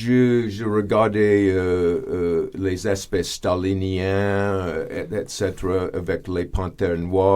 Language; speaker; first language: French; non-native, fluent; English